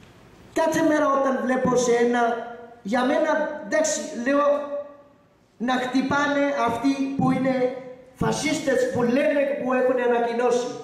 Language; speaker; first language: Greek; non-native, learner; Urdu